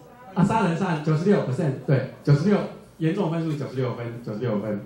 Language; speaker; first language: Chinese; native; Chinese